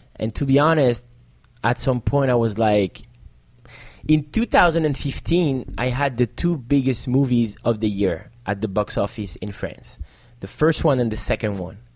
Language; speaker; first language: English; non-native, fluent; French